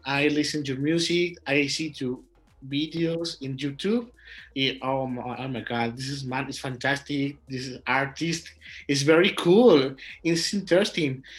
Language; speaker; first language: English; non-native, learner; Spanish